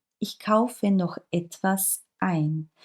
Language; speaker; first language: German; non-native, fluent; Turkish